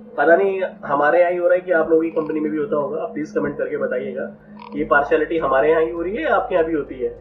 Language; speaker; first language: Hindi; native; Hindi